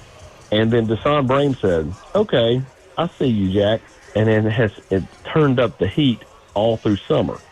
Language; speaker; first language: English; native; English